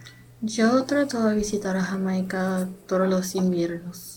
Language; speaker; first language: Spanish; non-native, learner; English